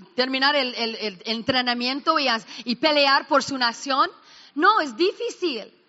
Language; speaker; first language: Spanish; non-native, fluent; English